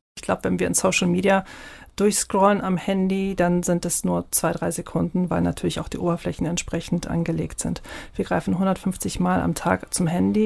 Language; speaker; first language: German; native; German